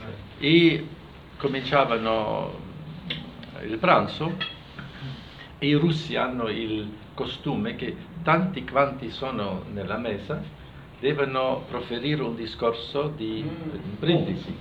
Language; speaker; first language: Italian; non-native, fluent; German